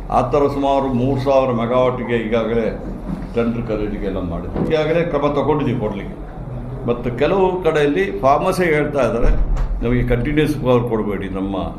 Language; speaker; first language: Kannada; non-native, local second language; Malayalam